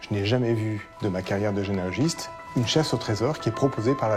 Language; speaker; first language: French; native; French